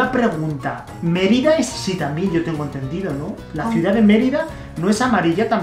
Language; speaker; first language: Spanish; native; Spanish